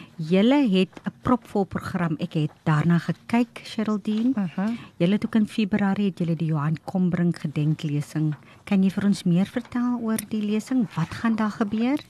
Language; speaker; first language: Afrikaans; native; Afrikaans